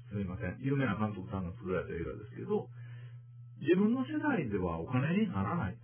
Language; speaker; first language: Japanese; native; Japanese